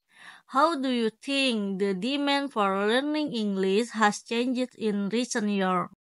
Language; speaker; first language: English; non-native, learner; Indonesian